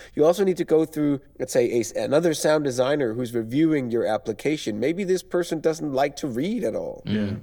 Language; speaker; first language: English; non-native, fluent; Danish